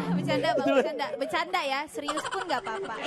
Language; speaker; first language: Indonesian; native; Indonesian